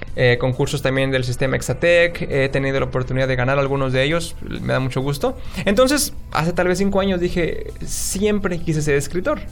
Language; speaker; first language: Spanish; native; Spanish